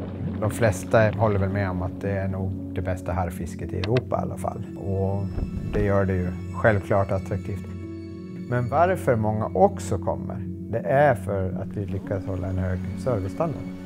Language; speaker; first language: Swedish; native; Swedish